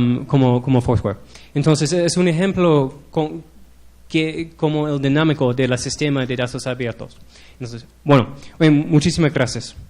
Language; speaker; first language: Spanish; non-native, learner; English